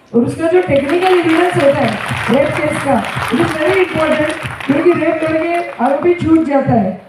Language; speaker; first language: Hindi; non-native, local second language; Marathi